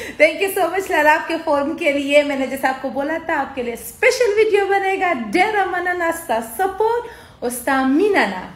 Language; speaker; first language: Urdu; non-native, local second language; Pashto